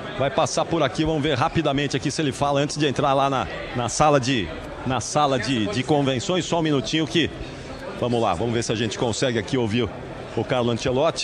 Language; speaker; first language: Portuguese; native; Portuguese